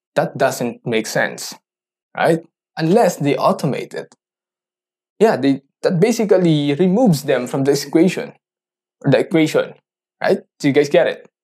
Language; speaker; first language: English; non-native, local second language; Filipino